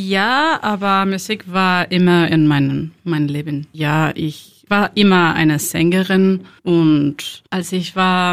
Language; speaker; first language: German; non-native, learner; Spanish